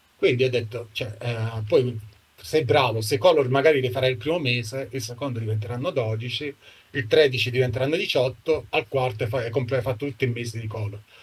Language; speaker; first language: Italian; native; Italian